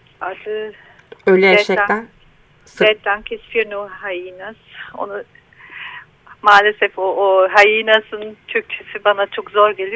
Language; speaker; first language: Turkish; non-native, learner; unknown